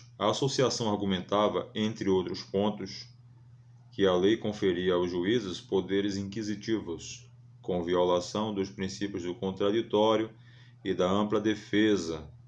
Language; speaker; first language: Portuguese; native; Portuguese